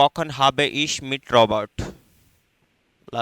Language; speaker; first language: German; non-native, fluent; Hindi